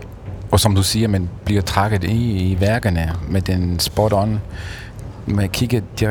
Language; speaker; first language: Danish; non-native, fluent; German